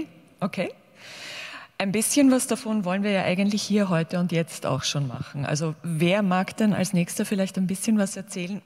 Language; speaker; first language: German; native; German